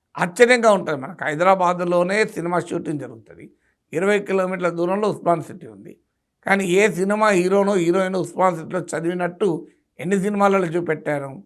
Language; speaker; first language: Telugu; native; Telugu